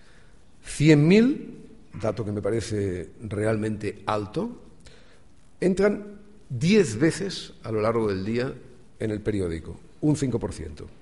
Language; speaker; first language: Spanish; native; Spanish